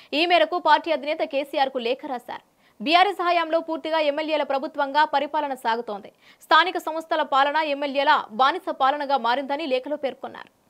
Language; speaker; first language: Telugu; native; Telugu